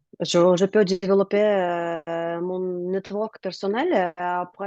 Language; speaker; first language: French; non-native, learner; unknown